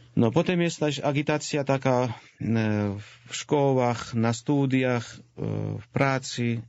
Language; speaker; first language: Polish; non-native, fluent; Georgian